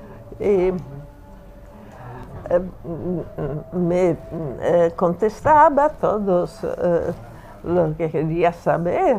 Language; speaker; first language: Spanish; non-native, fluent; Italian